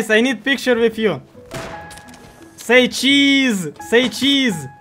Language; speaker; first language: English; non-native, learner; Russian